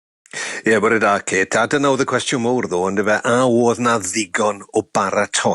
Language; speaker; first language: Welsh; native; Welsh